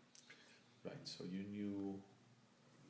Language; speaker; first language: English; non-native, fluent; Spanish